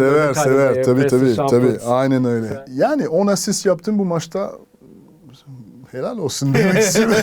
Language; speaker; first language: Turkish; non-native, fluent; French